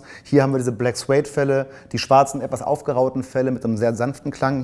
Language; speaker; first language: German; native; German